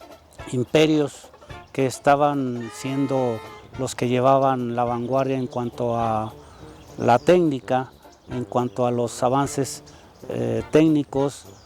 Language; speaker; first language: Spanish; native; Spanish